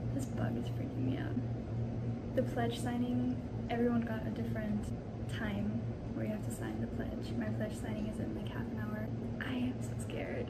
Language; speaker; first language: English; native; English